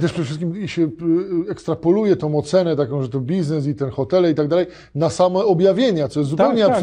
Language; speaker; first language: Polish; native; Polish